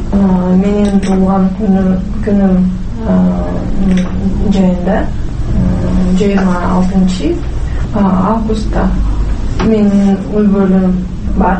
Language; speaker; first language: Kyrgyz; non-native, learner; Russian